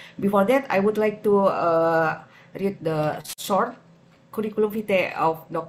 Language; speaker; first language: English; non-native, fluent; Indonesian